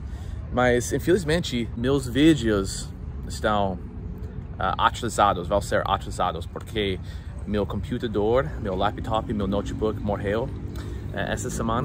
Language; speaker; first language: Portuguese; non-native, fluent; English